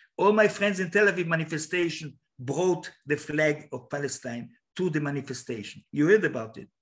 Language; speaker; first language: English; non-native, fluent; Hebrew